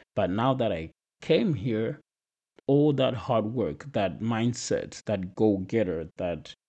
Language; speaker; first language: English; non-native, local second language; Shona